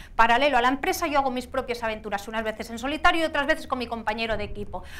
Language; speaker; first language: Spanish; native; Spanish